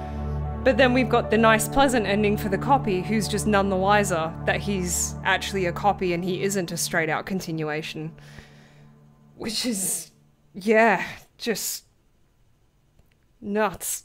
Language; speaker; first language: English; native; English